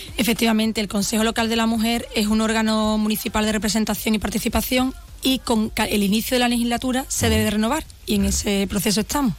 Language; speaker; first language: Spanish; native; Spanish